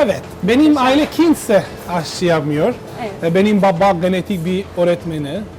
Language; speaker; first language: Turkish; non-native, learner; Italian